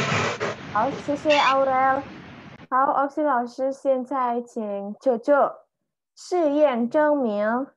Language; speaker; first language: Chinese; non-native, fluent; Indonesian